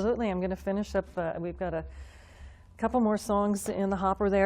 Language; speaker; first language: English; native; English